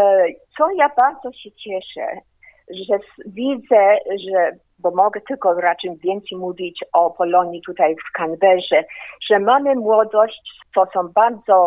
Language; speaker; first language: Polish; early bilingual, heritage; Polish